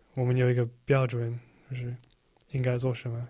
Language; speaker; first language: Chinese; non-native, learner; English